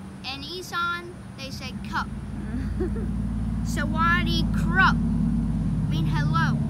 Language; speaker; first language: English; native; English